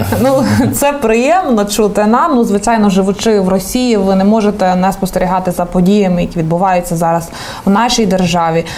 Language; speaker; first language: Ukrainian; native; Ukrainian